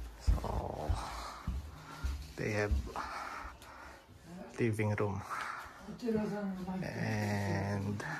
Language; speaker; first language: English; non-native, local second language; Filipino